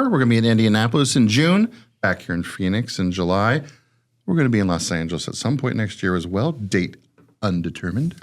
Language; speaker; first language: English; native; English